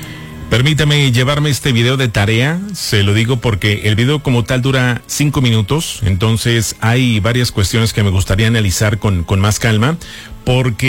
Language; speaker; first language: Spanish; native; Spanish